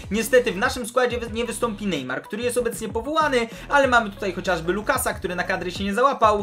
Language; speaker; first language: Polish; native; Polish